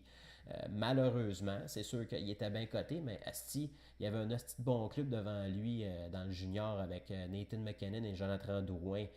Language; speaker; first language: French; native; French